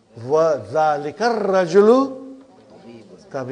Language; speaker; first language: Arabic; non-native, fluent; English